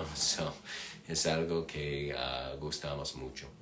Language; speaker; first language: Spanish; non-native, fluent; English